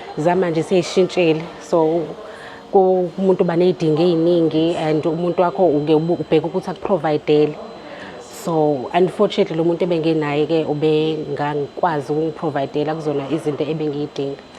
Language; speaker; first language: Zulu; native; Zulu